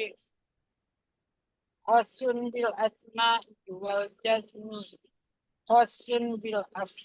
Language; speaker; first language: Arabic; non-native, learner; Indonesian